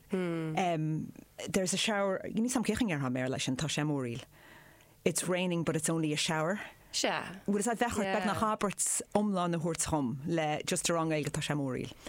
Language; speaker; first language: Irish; native; Irish